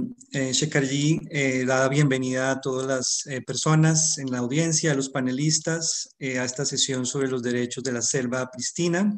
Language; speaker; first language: Spanish; native; Spanish